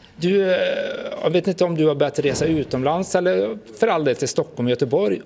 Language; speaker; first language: Swedish; native; Swedish